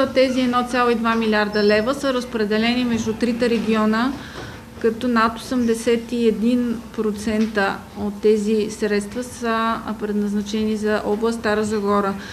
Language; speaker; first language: Bulgarian; native; Bulgarian